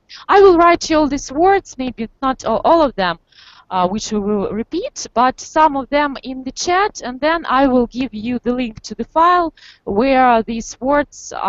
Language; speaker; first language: English; non-native, fluent; Russian